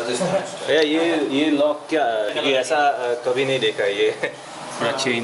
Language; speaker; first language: Hindi; non-native, learner; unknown